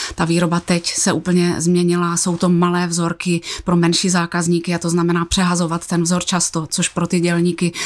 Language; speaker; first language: Czech; native; Czech